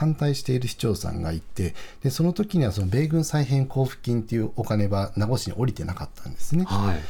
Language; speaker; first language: Japanese; native; Japanese